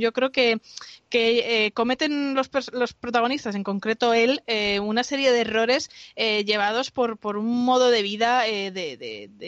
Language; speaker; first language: Spanish; native; Spanish